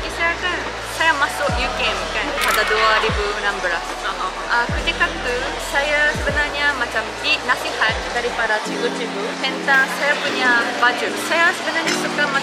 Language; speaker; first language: Indonesian; non-native, fluent; Japanese